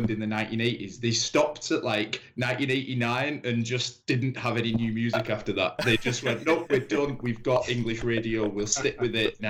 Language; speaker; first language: English; native; English